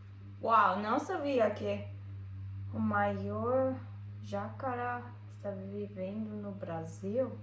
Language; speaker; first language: Portuguese; non-native, learner; German